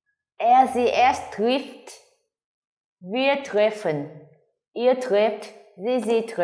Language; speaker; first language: German; non-native, fluent; Vietnamese